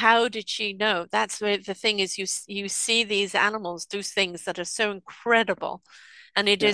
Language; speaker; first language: English; native; English